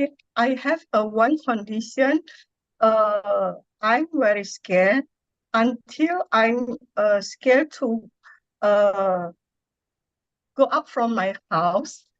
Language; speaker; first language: English; non-native, learner; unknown